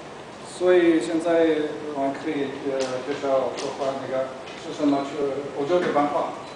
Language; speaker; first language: Chinese; non-native, learner; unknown